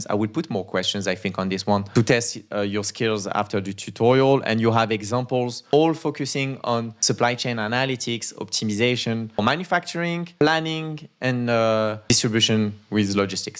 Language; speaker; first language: English; non-native, fluent; French